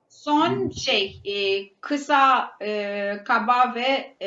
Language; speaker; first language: Turkish; non-native, fluent; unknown